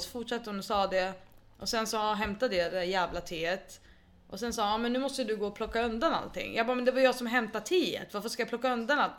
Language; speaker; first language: Swedish; early bilingual, other home language; Arabic